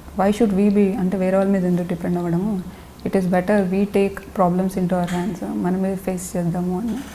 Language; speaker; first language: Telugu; non-native, local second language; Lambadi